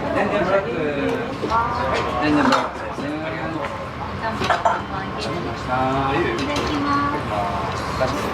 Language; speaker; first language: Japanese; native; Japanese